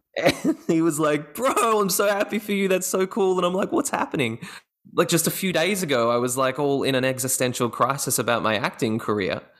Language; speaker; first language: English; native; English